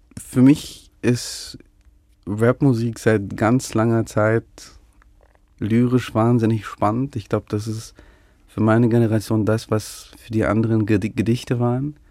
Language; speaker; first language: German; early bilingual, other home language; Russian